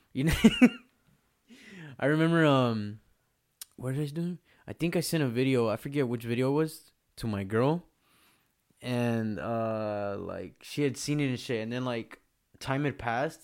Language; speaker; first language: English; early bilingual, other home language; Spanish